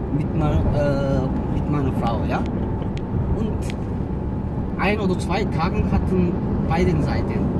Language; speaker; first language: German; non-native, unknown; Korean